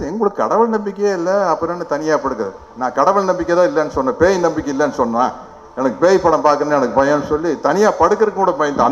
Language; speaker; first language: Tamil; native; Tamil